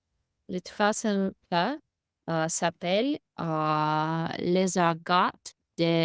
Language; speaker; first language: French; non-native, learner; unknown